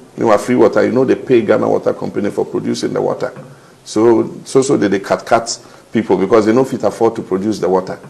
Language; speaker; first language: Nigerian Pidgin; non-native, fluent; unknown